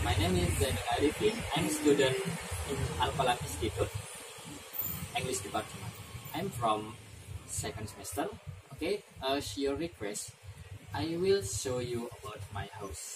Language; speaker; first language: English; non-native, learner; Indonesian